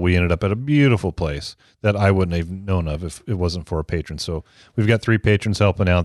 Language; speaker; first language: English; native; English